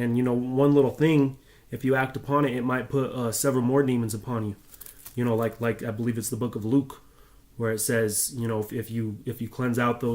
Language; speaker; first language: English; native; English